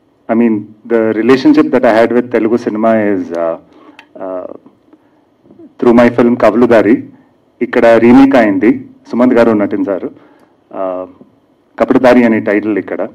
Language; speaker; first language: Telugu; non-native, learner; Kannada